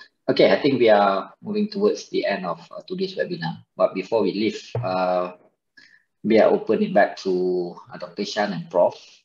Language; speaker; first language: English; non-native, local second language; Malay